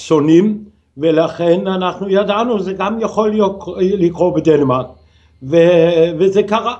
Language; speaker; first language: Hebrew; non-native, fluent; Danish